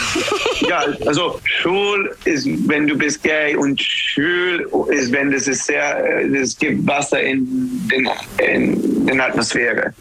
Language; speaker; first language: German; non-native, learner; English